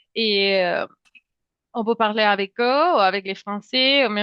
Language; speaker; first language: French; non-native, fluent; Spanish